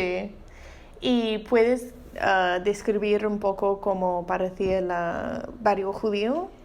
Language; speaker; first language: Spanish; non-native, learner; English